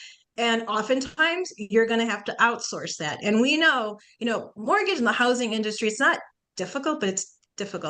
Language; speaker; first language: English; early bilingual, other home language; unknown